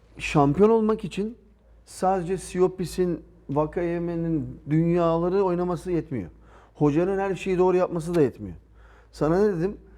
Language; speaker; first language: Turkish; early bilingual, heritage; Turkish